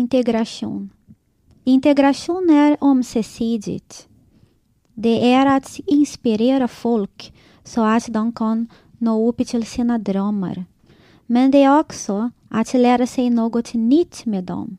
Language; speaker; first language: Swedish; non-native, fluent; Portuguese